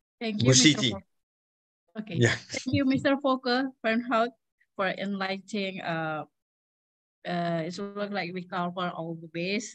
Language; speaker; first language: English; non-native, learner; Indonesian